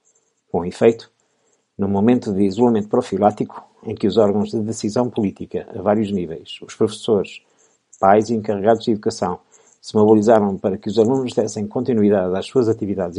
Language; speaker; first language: Portuguese; native; Portuguese